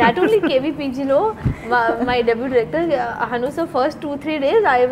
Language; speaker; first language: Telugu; non-native, learner; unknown